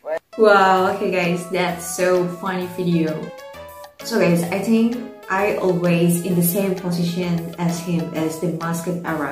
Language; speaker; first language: English; non-native, learner; Indonesian